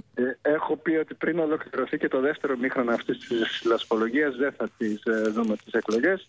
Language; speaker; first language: Greek; native; Greek